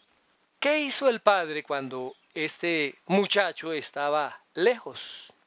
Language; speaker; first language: Spanish; native; Spanish